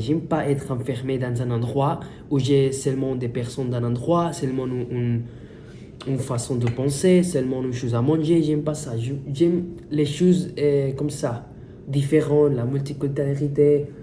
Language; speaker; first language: French; non-native, fluent; Spanish